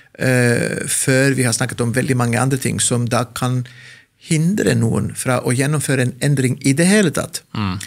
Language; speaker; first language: Norwegian; non-native, fluent; Greek